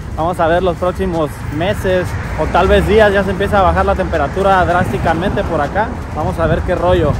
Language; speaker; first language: Spanish; native; Spanish